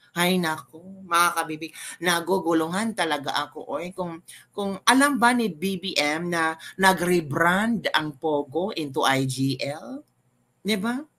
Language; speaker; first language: Filipino; non-native, local second language; Cebuano